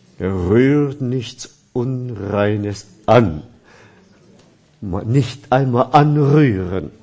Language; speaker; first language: German; non-native, fluent; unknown